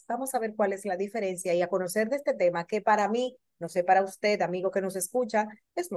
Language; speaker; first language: Spanish; native; Spanish